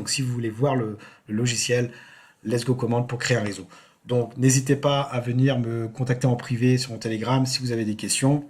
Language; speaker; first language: French; native; French